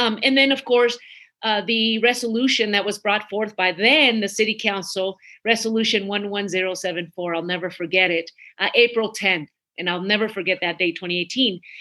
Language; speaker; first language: English; early bilingual, other home language; Spanish